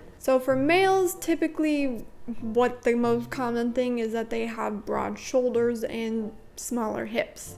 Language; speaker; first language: English; native; English